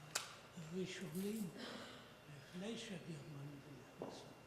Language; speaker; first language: Hebrew; non-native, fluent; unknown